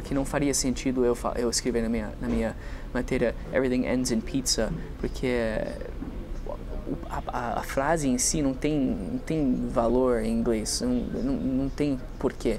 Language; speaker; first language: Portuguese; non-native, fluent; English